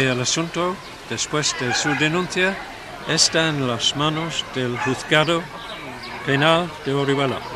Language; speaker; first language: Spanish; non-native, fluent; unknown